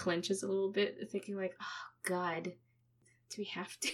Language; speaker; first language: English; non-native, local second language; Filipino